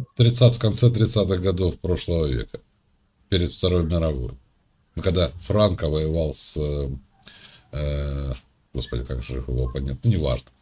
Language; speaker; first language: Russian; native; Russian